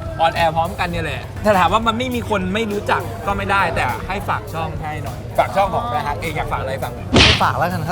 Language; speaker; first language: Thai; native; Thai